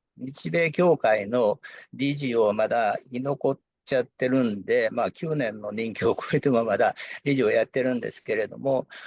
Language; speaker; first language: Japanese; native; Japanese